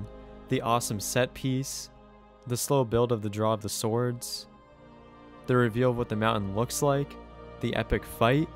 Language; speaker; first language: English; native; English